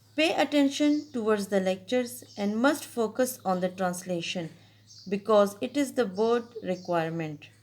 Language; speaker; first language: English; non-native, local second language; Urdu